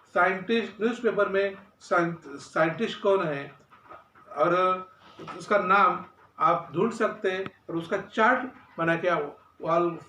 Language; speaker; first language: Hindi; non-native, local second language; Marathi